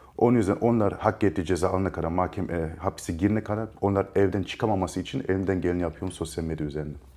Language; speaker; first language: Turkish; early bilingual, heritage; Turkish